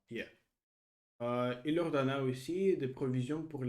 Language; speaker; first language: French; non-native, learner; Russian